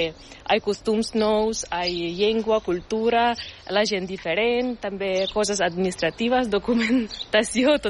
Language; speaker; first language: Catalan; non-native, fluent; Ukrainian